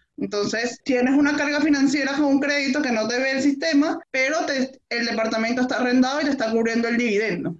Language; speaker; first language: Spanish; native; Spanish